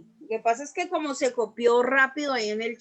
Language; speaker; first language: Spanish; native; Spanish